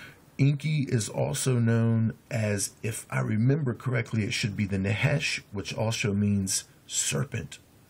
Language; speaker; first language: English; native; English